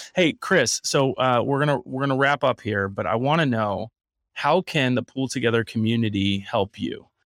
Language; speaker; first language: English; native; English